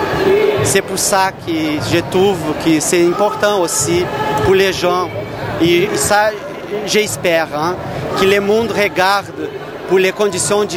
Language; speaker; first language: French; non-native, fluent; Portuguese